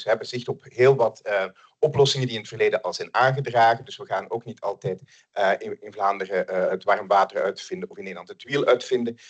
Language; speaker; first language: Dutch; native; Dutch